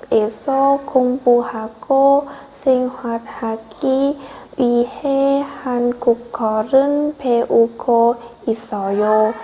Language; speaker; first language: Korean; non-native, learner; Vietnamese